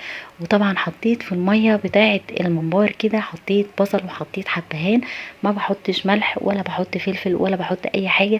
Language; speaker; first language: Arabic; native; Arabic